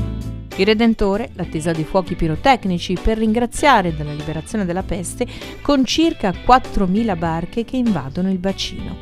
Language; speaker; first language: Italian; native; Italian